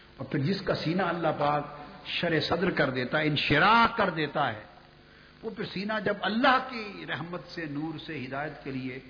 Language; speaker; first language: Urdu; non-native, local second language; Punjabi